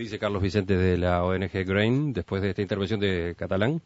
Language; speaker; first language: Spanish; native; Spanish